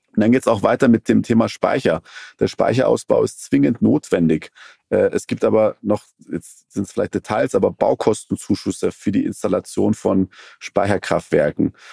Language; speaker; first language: German; early bilingual, other home language; Persian